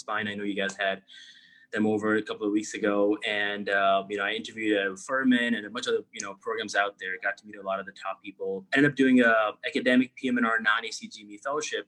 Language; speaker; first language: English; non-native, local second language; Urdu